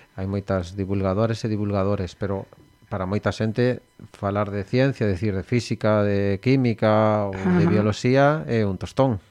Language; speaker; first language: Galician; non-native, local second language; Spanish